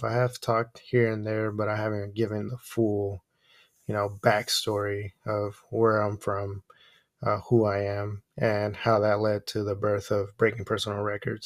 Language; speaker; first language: English; early bilingual, other home language; Spanish